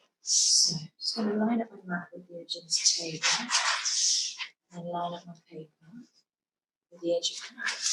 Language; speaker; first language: English; native; English